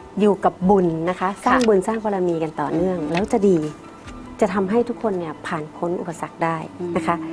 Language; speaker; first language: Thai; native; Thai